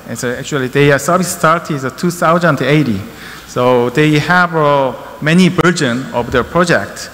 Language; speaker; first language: English; non-native, learner; Korean